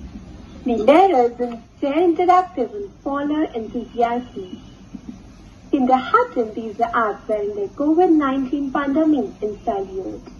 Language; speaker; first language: German; non-native, learner; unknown